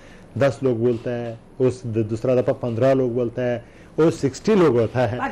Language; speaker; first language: Hindi; non-native, learner; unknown